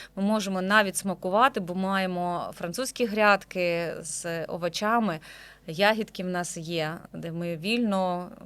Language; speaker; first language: Ukrainian; native; Ukrainian